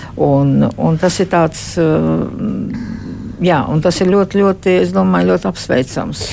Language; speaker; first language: Latvian; early bilingual, heritage; Latvian